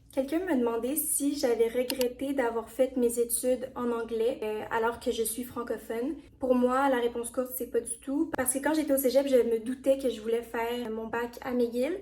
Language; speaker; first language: French; native; French